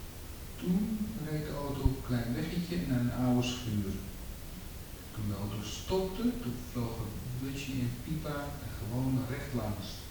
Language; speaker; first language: Dutch; native; Dutch